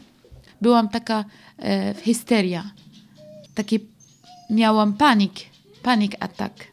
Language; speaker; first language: Polish; non-native, learner; Arabic